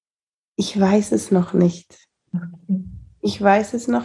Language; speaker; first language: German; early bilingual, heritage; Spanish